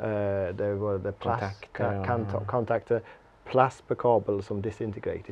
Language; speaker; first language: Swedish; non-native, learner; English